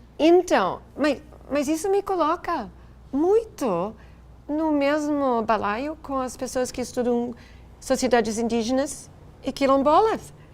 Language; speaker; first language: Portuguese; non-native, fluent; English